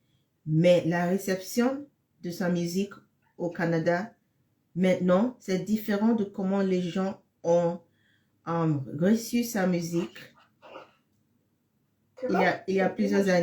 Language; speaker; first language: French; non-native, fluent; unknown